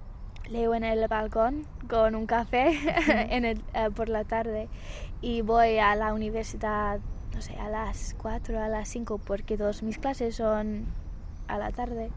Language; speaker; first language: Spanish; non-native, fluent; English